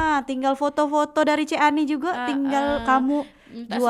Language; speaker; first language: Indonesian; native; Indonesian